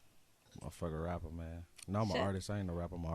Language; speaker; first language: English; native; English